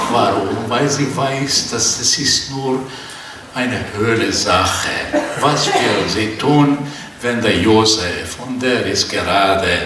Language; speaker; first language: German; non-native, fluent; Portuguese